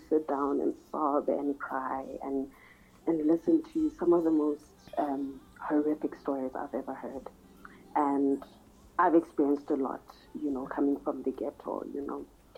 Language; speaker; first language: English; non-native, local second language; Southern Sotho